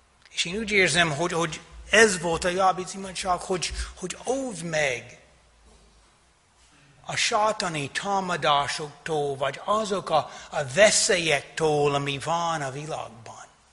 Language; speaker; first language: Hungarian; non-native, fluent; English